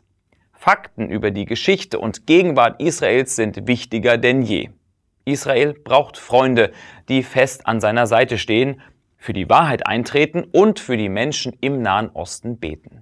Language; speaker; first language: German; native; German